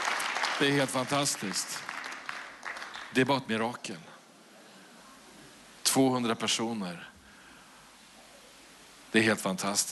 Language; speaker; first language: Swedish; native; Swedish